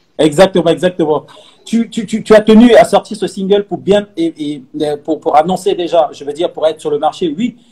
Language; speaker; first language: French; non-native, local second language; Lingala